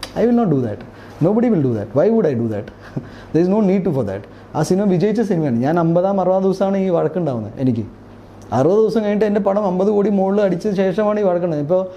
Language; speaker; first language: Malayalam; early bilingual, heritage; Malayalam